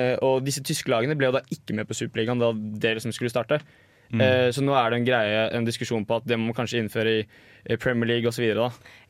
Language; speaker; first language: Norwegian; native; Norwegian